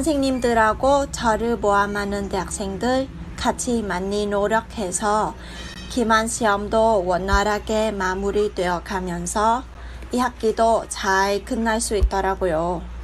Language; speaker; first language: Korean; non-native, learner; Vietnamese